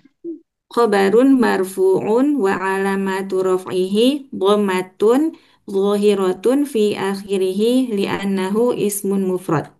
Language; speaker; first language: Arabic; non-native, learner; Indonesian